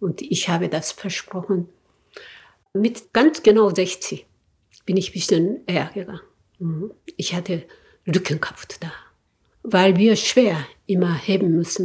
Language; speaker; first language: German; non-native, learner; Korean